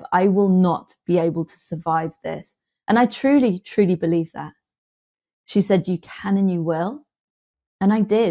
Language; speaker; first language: English; native; English